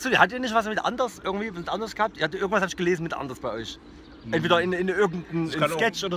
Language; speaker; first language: German; native; German